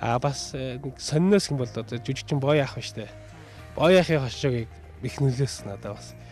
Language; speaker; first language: Mongolian; early bilingual, heritage; Mongolian